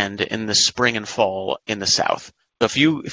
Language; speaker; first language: English; native; English